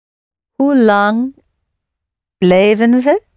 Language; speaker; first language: Dutch; non-native, learner; English